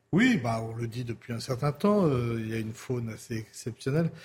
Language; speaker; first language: French; non-native, fluent; English